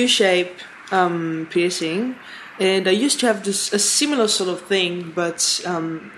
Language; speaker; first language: English; non-native, fluent; French